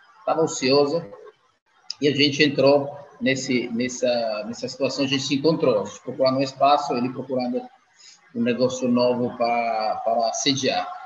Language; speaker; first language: Portuguese; non-native, fluent; Italian